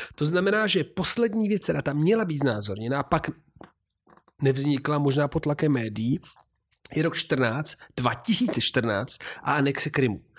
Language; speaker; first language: Czech; non-native, fluent; Italian